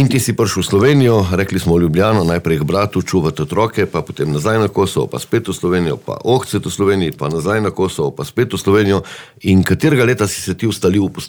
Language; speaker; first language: Slovenian; native; Slovenian